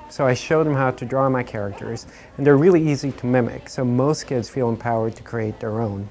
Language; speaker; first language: English; native; English